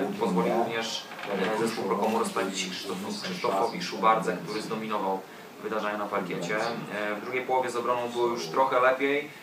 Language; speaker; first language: Polish; native; Polish